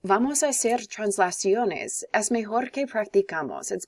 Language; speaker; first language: Spanish; non-native, fluent; English